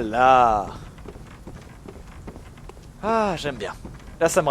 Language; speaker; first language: French; native; French